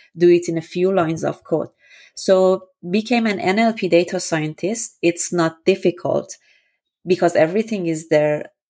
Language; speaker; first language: English; non-native, fluent; Persian